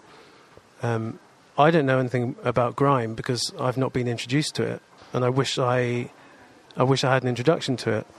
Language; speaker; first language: English; native; English